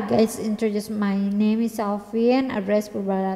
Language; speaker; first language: English; non-native, learner; Indonesian